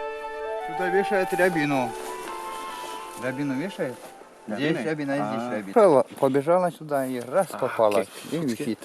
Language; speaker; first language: Russian; native; Russian